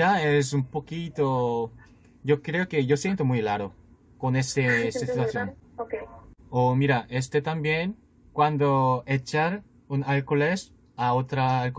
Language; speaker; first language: Spanish; non-native, learner; Korean